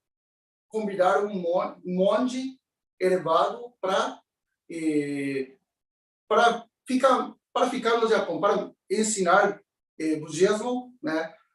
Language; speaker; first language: Portuguese; non-native, learner; Japanese